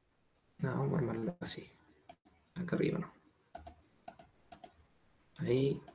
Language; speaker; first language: Spanish; native; Spanish